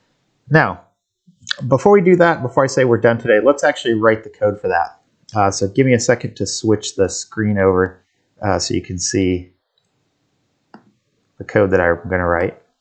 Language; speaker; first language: English; native; English